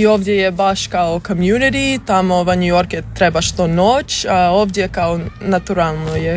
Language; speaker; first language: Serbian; early bilingual, heritage; English